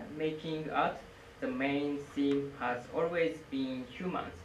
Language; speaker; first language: English; non-native, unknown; Japanese